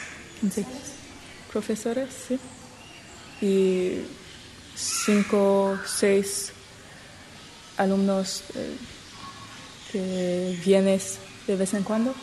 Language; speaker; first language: Spanish; non-native, learner; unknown